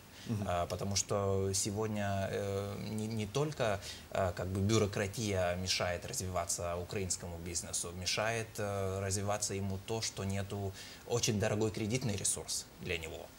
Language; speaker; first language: Russian; non-native, fluent; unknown